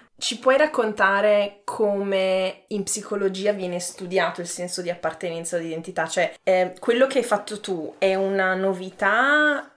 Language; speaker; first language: Italian; native; Italian